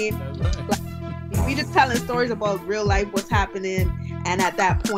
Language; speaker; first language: English; native; English